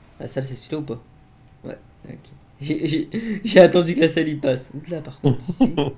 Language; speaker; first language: French; native; French